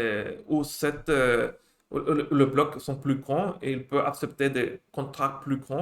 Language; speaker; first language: French; non-native, fluent; Spanish